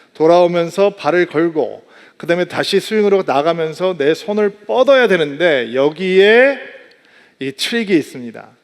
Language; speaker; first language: Korean; native; Korean